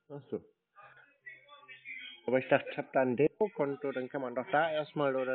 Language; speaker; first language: German; native; German